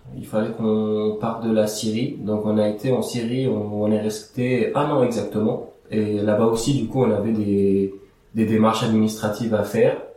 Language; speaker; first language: French; early bilingual, other home language; Assyrian Neo-Aramaic